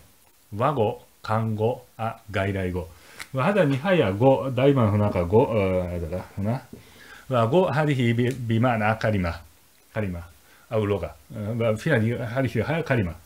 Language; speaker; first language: Arabic; non-native, fluent; Japanese